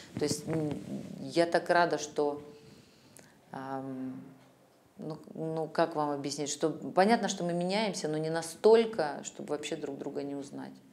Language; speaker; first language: Russian; native; Russian